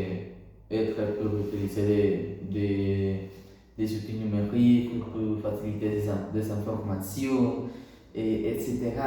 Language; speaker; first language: French; non-native, learner; Spanish